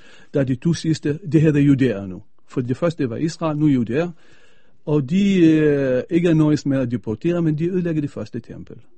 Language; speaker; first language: Danish; non-native, fluent; Arabic